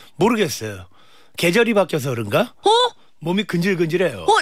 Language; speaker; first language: Korean; native; Korean